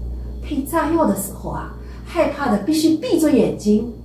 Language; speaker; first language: Chinese; native; Chinese